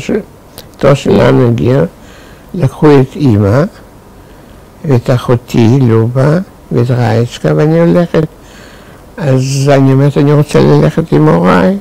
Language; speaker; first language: Hebrew; non-native, fluent; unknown